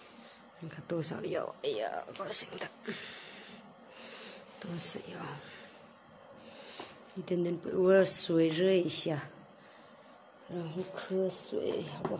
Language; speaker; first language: Chinese; non-native, learner; Nepali